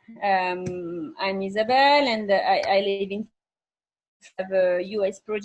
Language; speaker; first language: English; non-native, learner; French